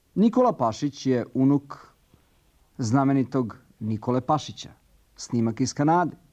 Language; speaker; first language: Serbian; native; Serbian